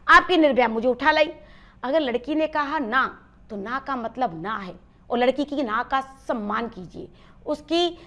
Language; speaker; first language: Hindi; native; Hindi